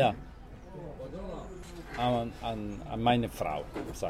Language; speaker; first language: German; non-native, local second language; Italian